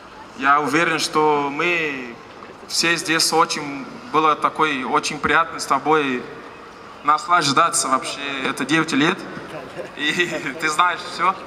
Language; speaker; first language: Russian; non-native, learner; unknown